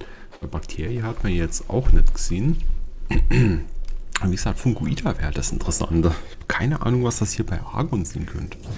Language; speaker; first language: German; native; German